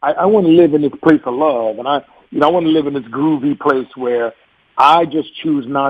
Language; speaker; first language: English; native; English